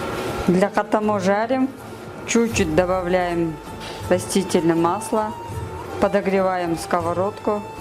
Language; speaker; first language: Russian; non-native, local second language; Kyrgyz